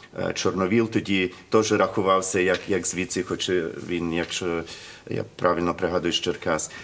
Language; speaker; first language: Ukrainian; early bilingual, heritage; Ukrainian